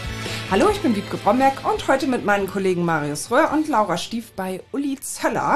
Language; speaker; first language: German; native; German